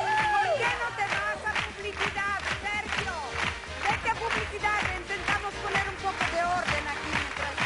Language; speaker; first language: Spanish; native; Spanish